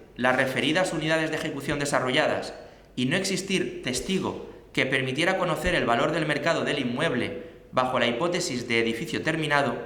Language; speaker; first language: Spanish; non-native, local second language; Catalan